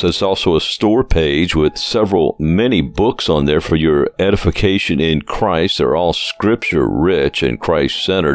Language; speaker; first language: English; native; English